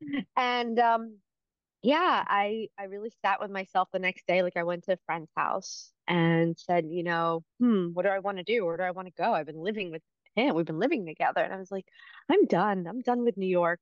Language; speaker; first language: English; native; English